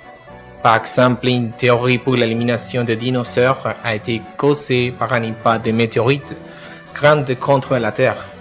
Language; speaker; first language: French; non-native, fluent; Spanish